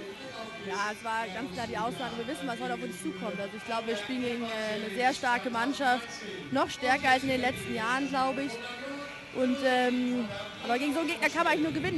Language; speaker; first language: German; native; German